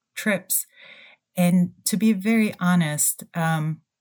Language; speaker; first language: English; non-native, fluent; Turkish